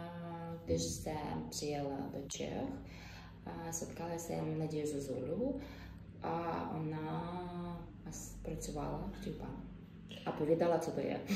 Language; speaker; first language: Czech; non-native, learner; Ukrainian